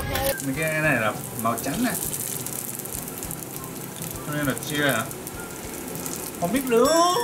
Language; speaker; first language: Vietnamese; non-native, learner; Japanese